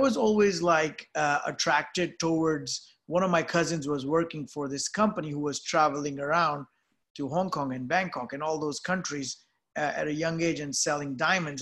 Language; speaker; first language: English; non-native, local second language; Gujarati